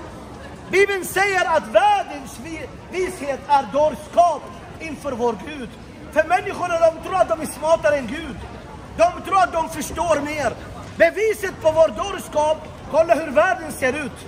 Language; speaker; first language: Swedish; non-native, fluent; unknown